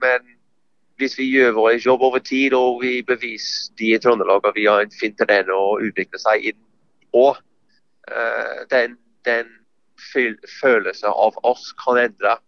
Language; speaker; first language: Norwegian; non-native, fluent; English